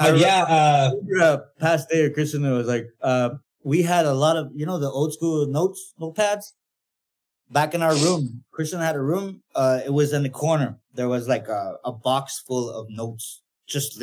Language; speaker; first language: English; non-native, fluent; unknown